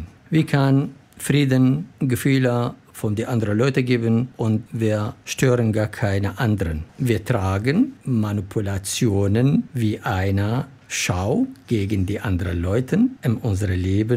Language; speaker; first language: German; non-native, learner; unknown